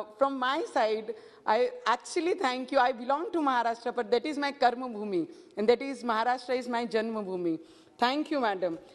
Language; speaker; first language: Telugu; non-native, learner; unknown